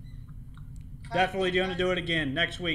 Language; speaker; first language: English; native; English